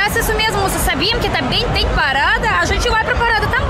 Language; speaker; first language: Portuguese; non-native, fluent; Russian